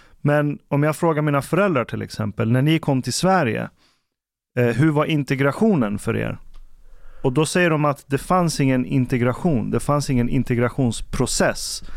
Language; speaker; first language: Swedish; early bilingual, other home language; Persian